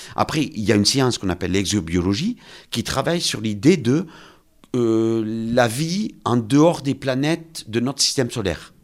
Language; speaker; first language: French; native; French